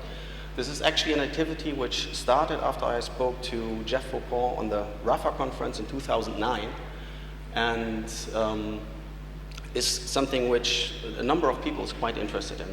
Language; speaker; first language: English; non-native, fluent; German